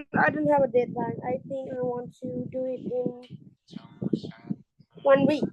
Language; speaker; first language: English; non-native, learner; Thai